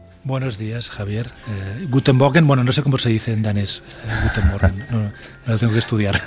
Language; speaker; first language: Spanish; native; Spanish